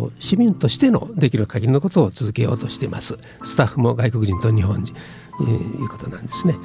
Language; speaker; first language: Japanese; native; Japanese